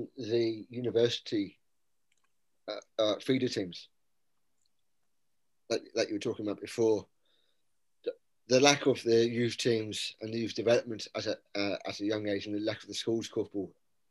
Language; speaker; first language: English; native; English